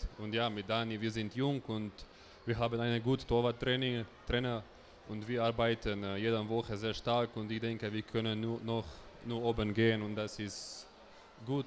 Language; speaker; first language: German; non-native, learner; Slovenian